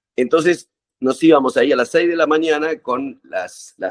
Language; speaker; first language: Spanish; native; Spanish